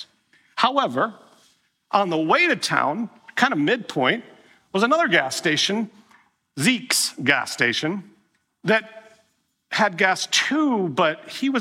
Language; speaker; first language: English; native; English